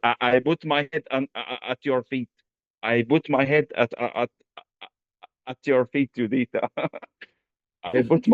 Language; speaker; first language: English; non-native, fluent; Arabic